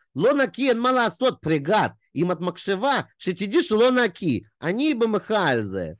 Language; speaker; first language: Hebrew; non-native, fluent; Russian